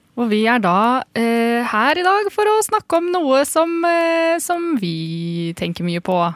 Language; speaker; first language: Norwegian; early bilingual, other home language; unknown